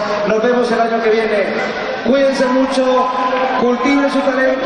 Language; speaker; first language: Spanish; native; Spanish